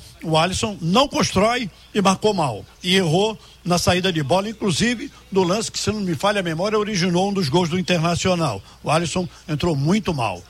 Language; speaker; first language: Portuguese; native; Portuguese